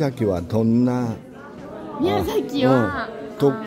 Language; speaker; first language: Japanese; non-native, learner; Korean